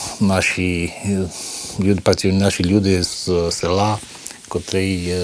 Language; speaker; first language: Ukrainian; early bilingual, heritage; Ukrainian